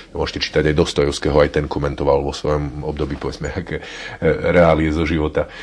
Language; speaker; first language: Slovak; native; Slovak